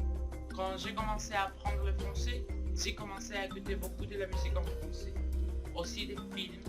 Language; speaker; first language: French; non-native, learner; Spanish